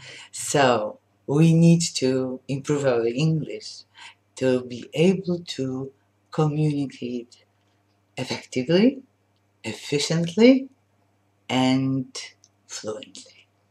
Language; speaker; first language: English; non-native, fluent; Polish